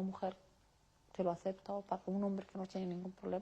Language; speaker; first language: Spanish; non-native, local second language; Arabic